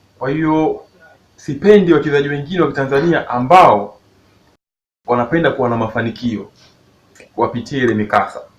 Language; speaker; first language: Swahili; native; Swahili